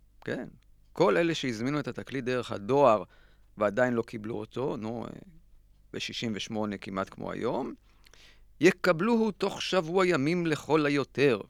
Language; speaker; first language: Hebrew; native; Hebrew